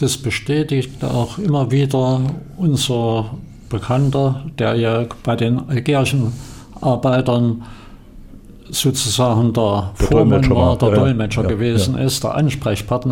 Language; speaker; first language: German; native; German